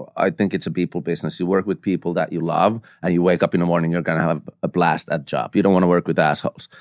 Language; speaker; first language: English; non-native, fluent; Finnish